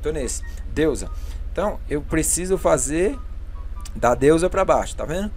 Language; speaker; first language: Portuguese; native; Portuguese